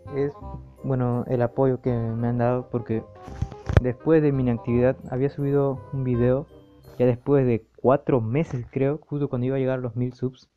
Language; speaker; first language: Spanish; native; Spanish